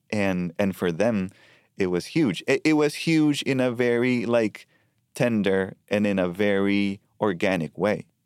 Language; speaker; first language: English; non-native, fluent; Spanish